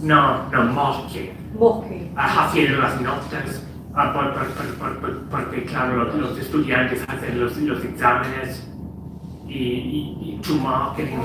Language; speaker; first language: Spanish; non-native, fluent; English